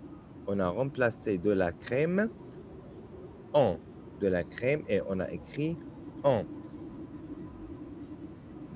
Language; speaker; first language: French; non-native, fluent; Arabic